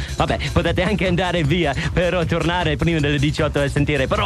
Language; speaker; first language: Italian; non-native, fluent; English